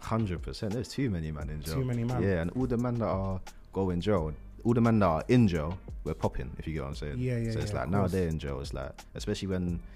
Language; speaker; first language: English; native; English